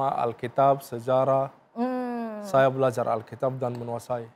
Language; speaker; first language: Indonesian; non-native, fluent; Arabic